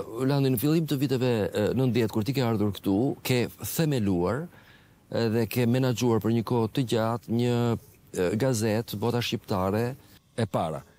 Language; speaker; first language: Albanian; native; Albanian